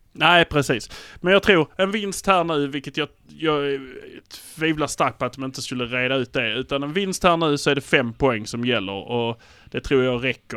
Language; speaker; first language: Swedish; native; Swedish